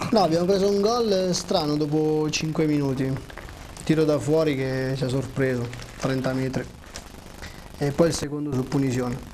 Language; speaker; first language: Italian; native; Italian